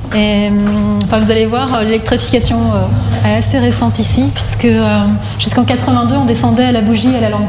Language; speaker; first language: French; native; French